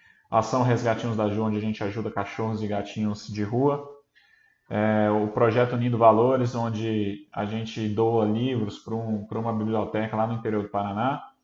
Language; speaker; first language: Portuguese; native; Portuguese